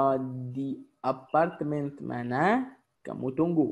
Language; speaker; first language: Indonesian; non-native, fluent; Arabic